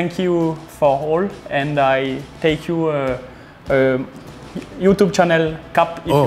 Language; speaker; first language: English; non-native, learner; French